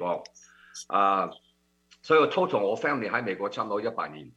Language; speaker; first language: Cantonese; early bilingual, heritage; Cantonese